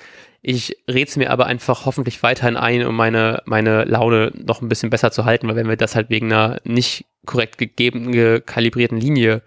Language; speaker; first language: German; native; German